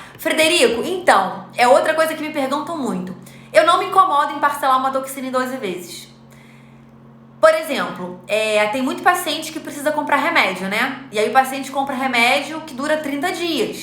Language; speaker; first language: Portuguese; native; Portuguese